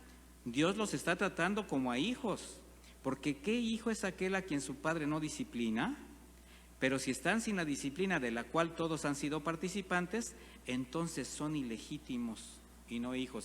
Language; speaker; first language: Spanish; native; Spanish